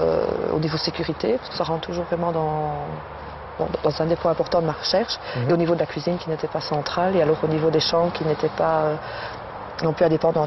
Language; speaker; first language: French; native; French